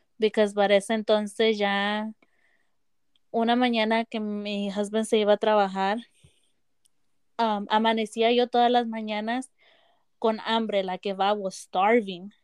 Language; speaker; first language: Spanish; early bilingual, heritage; Spanish